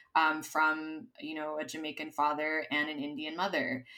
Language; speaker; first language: English; native; English